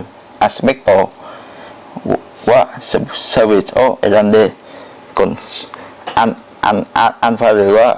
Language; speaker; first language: Japanese; non-native, learner; Thai